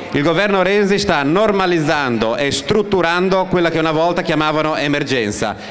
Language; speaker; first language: Italian; native; Italian